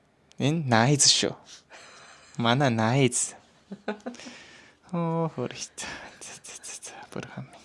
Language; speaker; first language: Mongolian; non-native, learner; Japanese